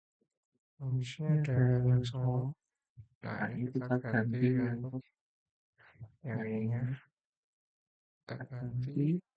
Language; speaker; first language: Indonesian; native; Indonesian